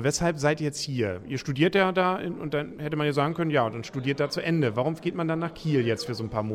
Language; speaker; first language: German; native; German